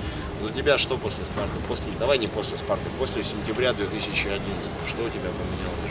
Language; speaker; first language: Russian; native; Russian